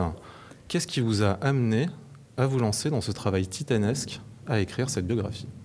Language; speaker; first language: French; native; French